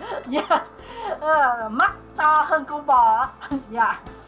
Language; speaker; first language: English; non-native, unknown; Vietnamese